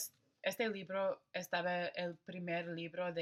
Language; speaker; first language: Spanish; non-native, learner; English